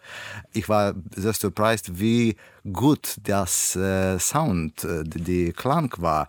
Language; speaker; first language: German; non-native, learner; Russian